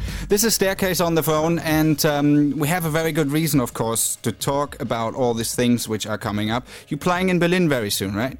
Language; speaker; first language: English; non-native, fluent; German